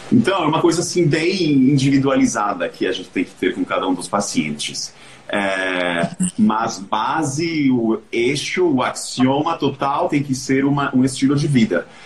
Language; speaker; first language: Portuguese; non-native, fluent; Spanish